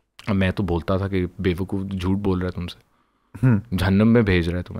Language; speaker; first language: Urdu; early bilingual, heritage; Hindi